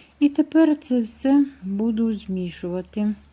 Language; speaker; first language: Ukrainian; native; Ukrainian